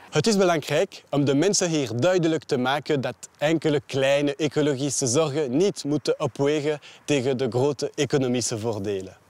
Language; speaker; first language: Dutch; non-native, local second language; French